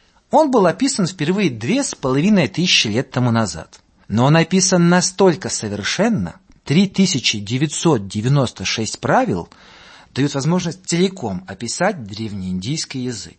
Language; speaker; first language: Russian; non-native, fluent; Latvian